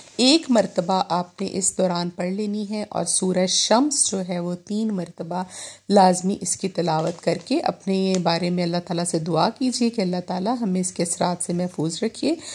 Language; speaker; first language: Urdu; native; Urdu